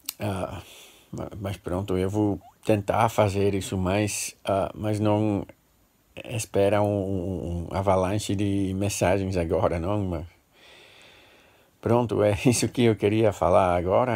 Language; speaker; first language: Portuguese; non-native, learner; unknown